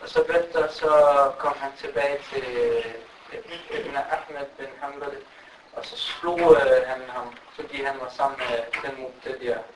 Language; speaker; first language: Danish; early bilingual, other home language; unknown